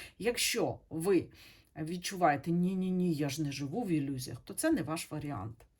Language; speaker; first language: Ukrainian; non-native, local second language; Russian